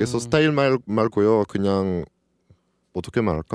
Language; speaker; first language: Korean; non-native, learner; French